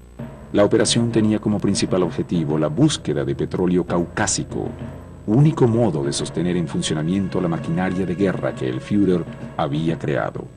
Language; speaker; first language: Spanish; native; Spanish